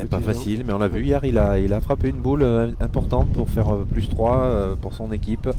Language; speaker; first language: French; native; French